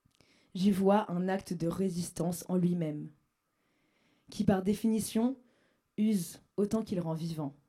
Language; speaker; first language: French; native; French